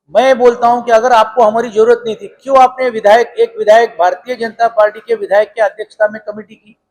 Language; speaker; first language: Hindi; non-native, local second language; Marathi